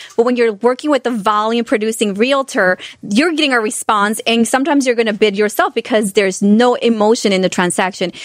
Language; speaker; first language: English; non-native, fluent; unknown